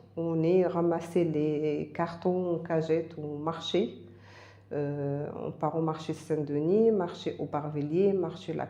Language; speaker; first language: French; non-native, learner; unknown